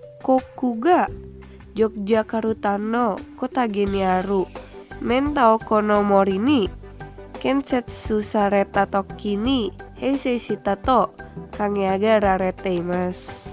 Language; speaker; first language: Japanese; non-native, fluent; Indonesian